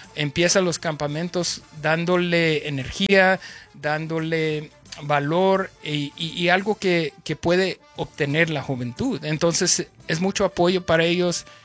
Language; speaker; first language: Spanish; early bilingual, heritage; Spanish